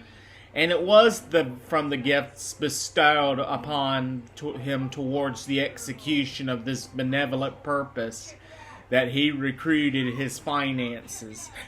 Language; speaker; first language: English; native; English